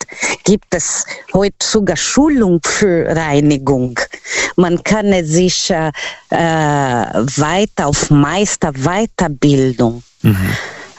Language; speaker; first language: German; non-native, fluent; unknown